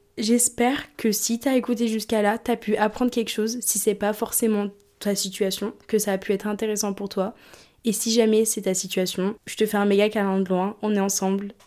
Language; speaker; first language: French; early bilingual, other home language; English